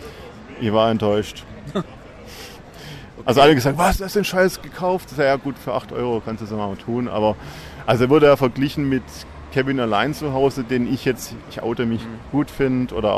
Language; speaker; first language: German; native; German